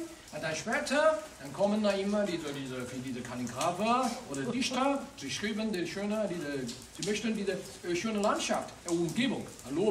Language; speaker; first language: German; non-native, learner; Chinese